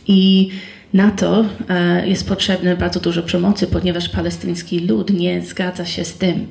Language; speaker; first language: Polish; non-native, fluent; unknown